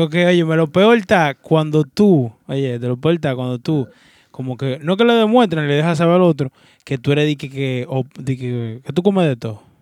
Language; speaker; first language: Spanish; native; Spanish